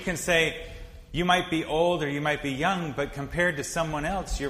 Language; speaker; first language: English; native; English